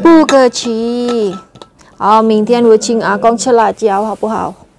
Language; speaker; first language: Chinese; non-native, learner; Javanese